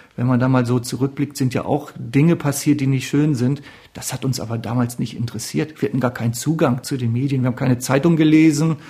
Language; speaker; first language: German; native; German